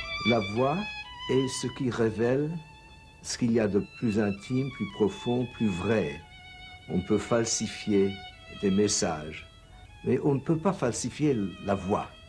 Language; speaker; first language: French; non-native, fluent; English